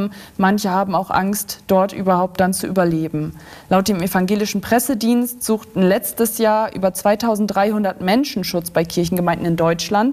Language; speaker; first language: German; native; German